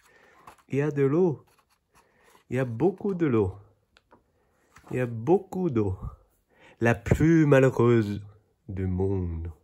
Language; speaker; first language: French; non-native, fluent; Chinese